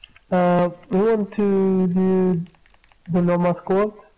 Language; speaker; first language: English; non-native, learner; Italian